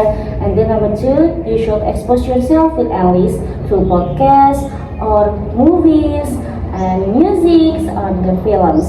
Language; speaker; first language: English; non-native, learner; Indonesian